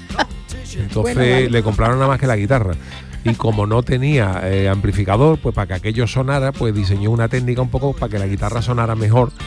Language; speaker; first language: Spanish; native; Spanish